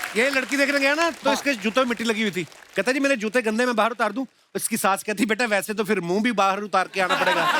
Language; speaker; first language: Hindi; non-native, local second language; Punjabi